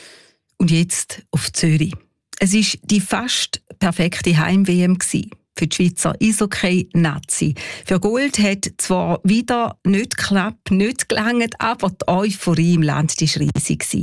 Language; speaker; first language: German; native; German